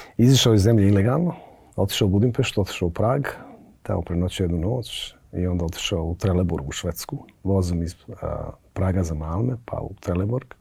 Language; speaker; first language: Bosnian; native; Bosnian